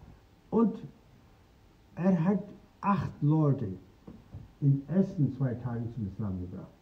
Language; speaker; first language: German; non-native, fluent; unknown